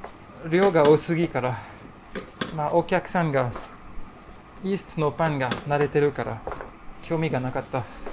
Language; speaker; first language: Japanese; non-native, learner; French